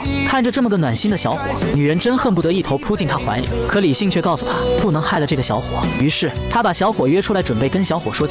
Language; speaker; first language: Chinese; native; Chinese